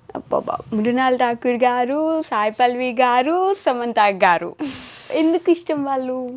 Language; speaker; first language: Telugu; native; Telugu